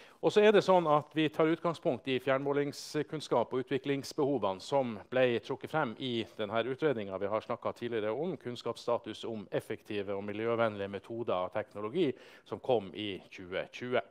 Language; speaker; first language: Norwegian; native; Norwegian